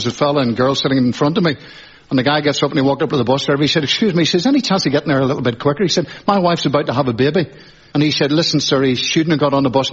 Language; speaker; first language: English; native; English